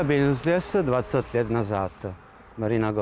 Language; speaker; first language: Ukrainian; non-native, learner; Italian